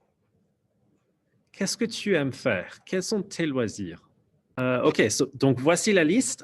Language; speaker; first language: French; non-native, fluent; English